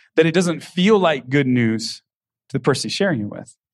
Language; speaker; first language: English; native; English